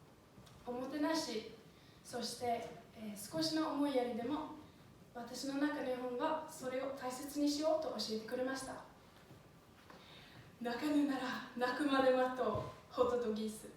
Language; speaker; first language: Japanese; non-native, fluent; Swedish